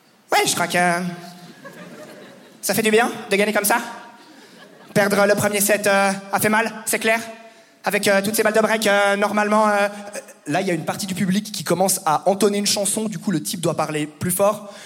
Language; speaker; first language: French; native; French